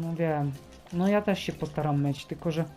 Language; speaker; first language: Polish; native; Polish